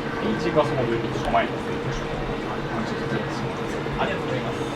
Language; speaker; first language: Japanese; native; Japanese